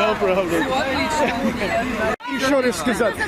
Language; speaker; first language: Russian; non-native, learner; English